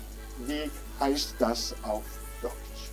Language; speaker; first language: German; non-native, fluent; Rundi